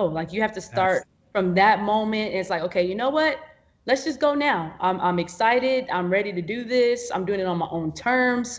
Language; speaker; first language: English; native; English